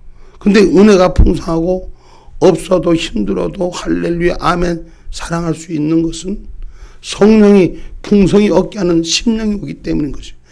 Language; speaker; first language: Korean; native; Korean